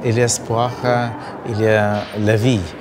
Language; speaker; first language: French; non-native, learner; Russian